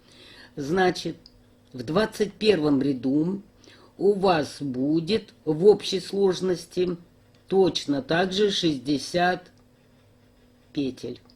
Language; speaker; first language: Russian; native; Russian